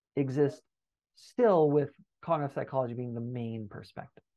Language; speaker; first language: English; native; English